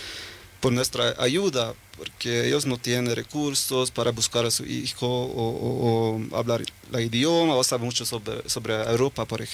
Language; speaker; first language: Spanish; early bilingual, heritage; Norwegian